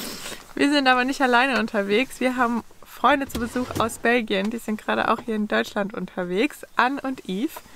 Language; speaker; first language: German; native; German